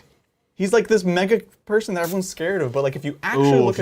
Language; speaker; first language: English; native; English